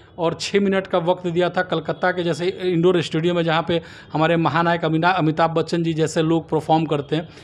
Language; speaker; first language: Hindi; native; Hindi